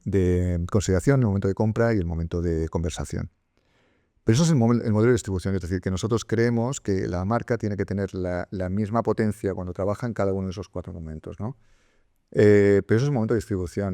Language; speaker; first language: Spanish; native; Spanish